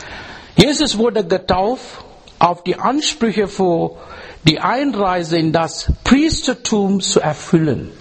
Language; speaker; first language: German; non-native, learner; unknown